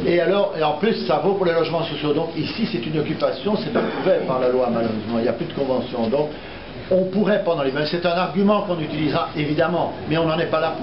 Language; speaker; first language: French; native; French